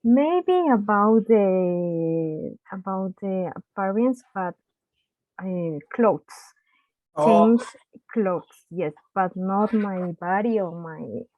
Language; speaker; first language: English; non-native, learner; Spanish